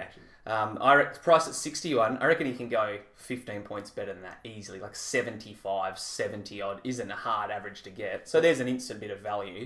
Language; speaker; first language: English; native; English